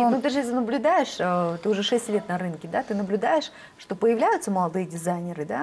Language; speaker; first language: Russian; native; Russian